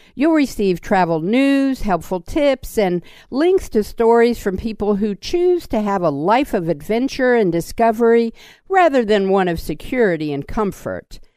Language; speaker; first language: English; native; English